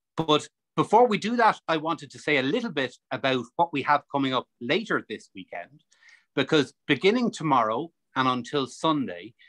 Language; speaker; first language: English; native; English